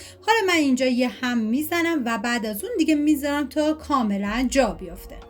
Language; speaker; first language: Persian; native; Persian